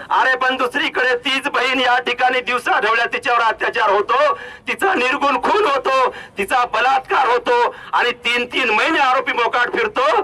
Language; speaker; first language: Marathi; non-native, local second language; Lambadi